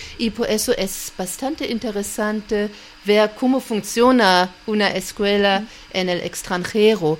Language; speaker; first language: Spanish; non-native, learner; German